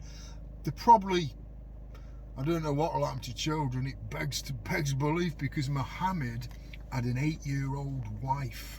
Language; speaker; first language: English; native; English